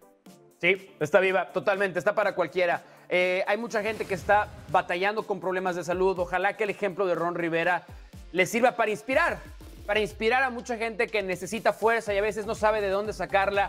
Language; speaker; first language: Spanish; native; Spanish